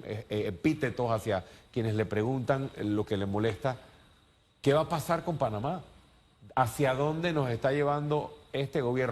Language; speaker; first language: Spanish; native; Spanish